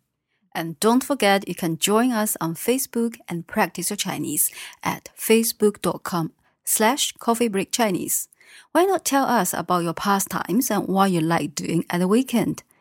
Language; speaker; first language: English; non-native, fluent; Chinese